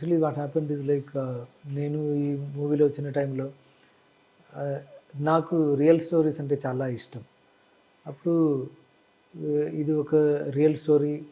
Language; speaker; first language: Telugu; non-native, learner; Malayalam